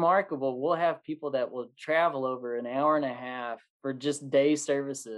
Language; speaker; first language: English; native; English